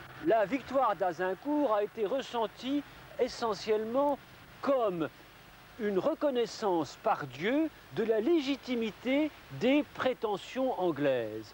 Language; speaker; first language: French; native; French